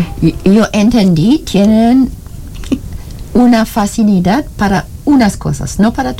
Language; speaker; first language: Spanish; non-native, learner; German